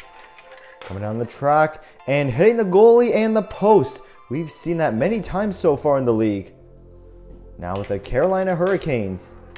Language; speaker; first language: English; native; English